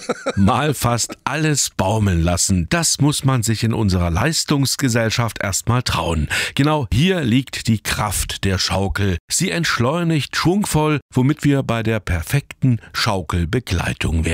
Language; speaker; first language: German; native; German